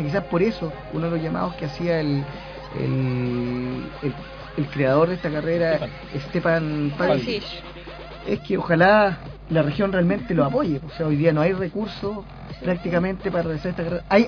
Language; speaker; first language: Spanish; native; Spanish